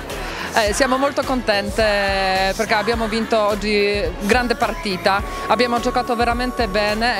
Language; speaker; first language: Italian; non-native, learner; Polish